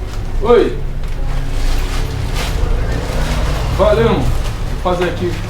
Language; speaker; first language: Portuguese; non-native, learner; Haitian Creole